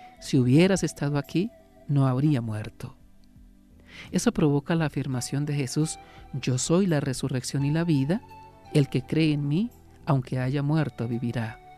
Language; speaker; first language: Spanish; native; Spanish